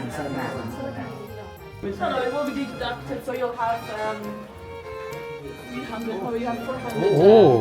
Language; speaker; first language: English; non-native, learner; Thai